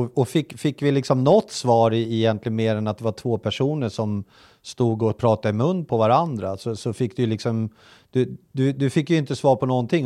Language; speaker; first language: Swedish; native; Swedish